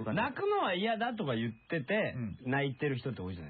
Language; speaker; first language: Japanese; native; Japanese